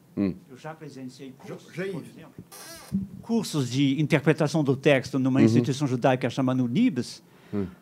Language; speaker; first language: Portuguese; non-native, fluent; French